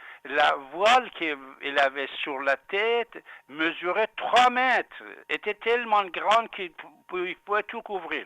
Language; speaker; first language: French; non-native, fluent; Persian